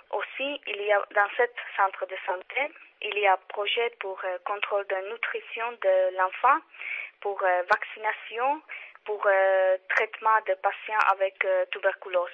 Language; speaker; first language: French; non-native, learner; Czech